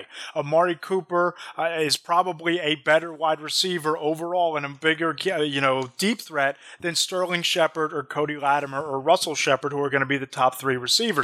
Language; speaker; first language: English; native; English